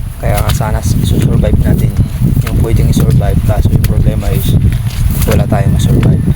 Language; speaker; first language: Filipino; non-native, local second language; Aklanon